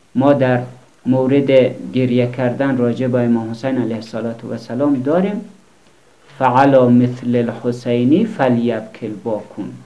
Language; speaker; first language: Persian; native; Persian